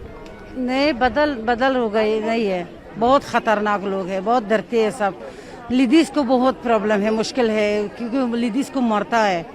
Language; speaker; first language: Hindi; non-native, learner; Persian